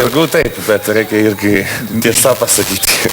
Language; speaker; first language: Lithuanian; non-native, learner; Italian